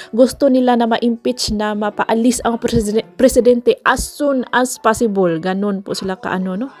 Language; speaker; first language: Filipino; non-native, local second language; Cebuano